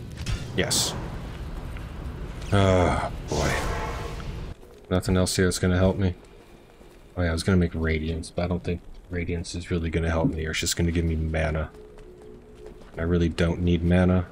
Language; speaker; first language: English; native; English